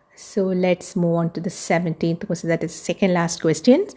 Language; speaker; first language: English; non-native, local second language; Malayalam